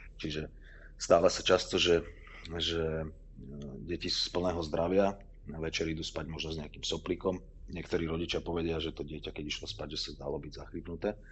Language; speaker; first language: Slovak; native; Slovak